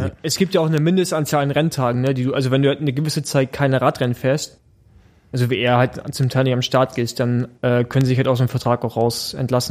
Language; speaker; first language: German; native; German